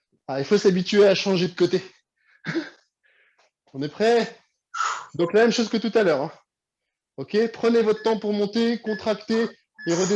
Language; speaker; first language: French; native; French